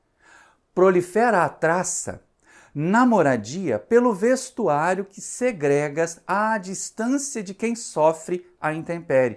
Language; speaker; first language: Portuguese; native; Portuguese